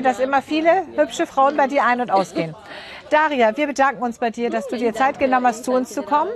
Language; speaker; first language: German; native; German